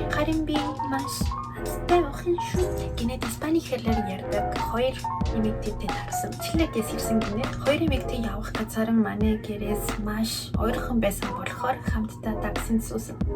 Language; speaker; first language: Mongolian; early bilingual, heritage; Mongolian